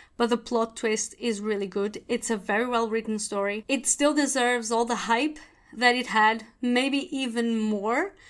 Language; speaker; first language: English; non-native, fluent; Portuguese